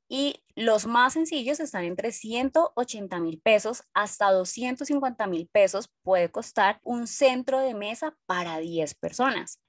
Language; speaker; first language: Spanish; native; Spanish